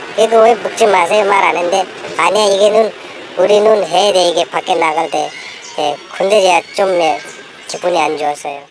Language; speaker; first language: Korean; non-native, learner; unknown